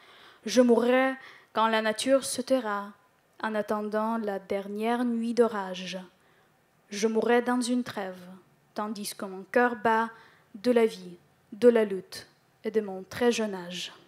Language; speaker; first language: French; non-native, fluent; Ukrainian